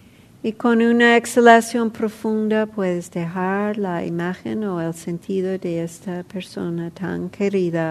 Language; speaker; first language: Spanish; non-native, fluent; English